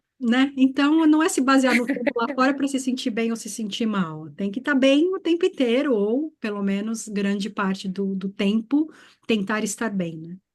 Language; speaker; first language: Portuguese; native; Portuguese